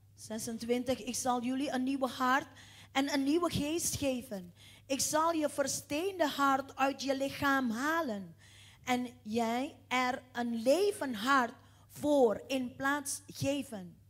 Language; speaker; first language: Dutch; non-native, fluent; Indonesian